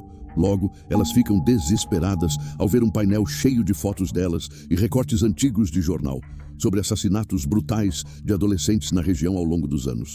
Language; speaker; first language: Portuguese; native; Portuguese